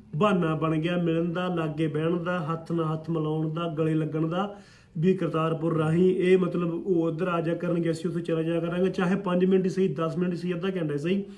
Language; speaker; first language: Punjabi; native; Punjabi